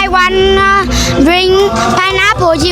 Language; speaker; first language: English; non-native, learner; Vietnamese